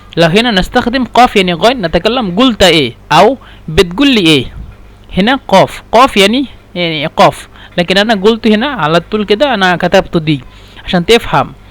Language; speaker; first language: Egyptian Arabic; non-native, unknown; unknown